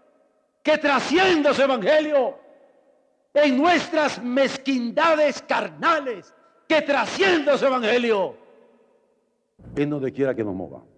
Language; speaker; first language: Spanish; native; Spanish